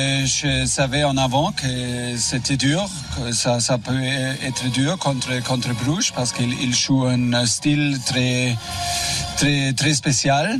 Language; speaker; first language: French; non-native, fluent; German